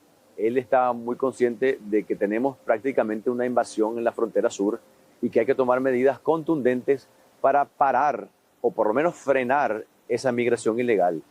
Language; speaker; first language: Spanish; native; Spanish